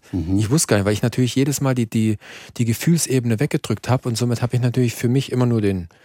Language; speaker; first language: German; native; German